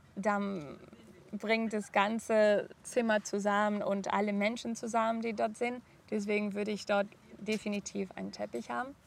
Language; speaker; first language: German; non-native, fluent; Spanish